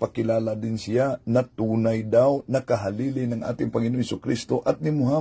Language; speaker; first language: Filipino; native; Filipino